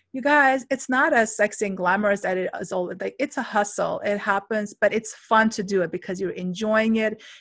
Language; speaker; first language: English; non-native, fluent; Armenian